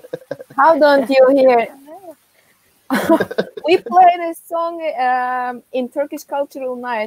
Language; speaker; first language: English; non-native, fluent; Turkish